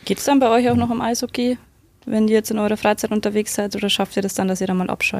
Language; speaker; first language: German; native; German